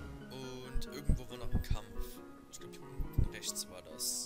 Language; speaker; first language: German; native; German